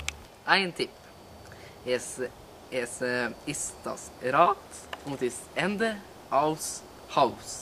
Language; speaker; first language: German; non-native, learner; Norwegian